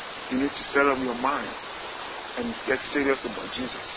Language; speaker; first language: English; non-native, fluent; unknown